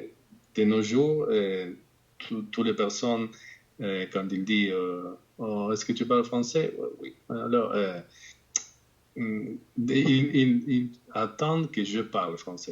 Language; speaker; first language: French; non-native, fluent; Spanish